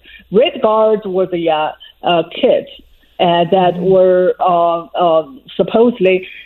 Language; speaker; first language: English; non-native, fluent; Chinese